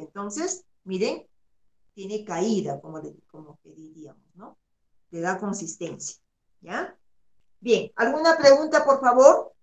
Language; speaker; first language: Spanish; native; Spanish